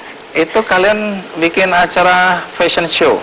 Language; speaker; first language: Indonesian; native; Indonesian